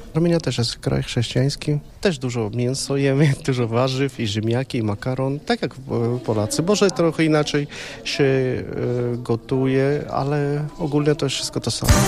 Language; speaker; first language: Polish; non-native, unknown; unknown